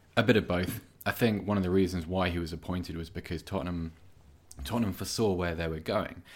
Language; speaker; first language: English; native; English